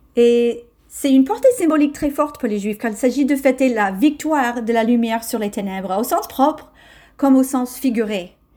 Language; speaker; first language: French; non-native, fluent; English